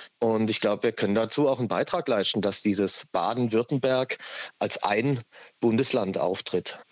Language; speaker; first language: German; native; German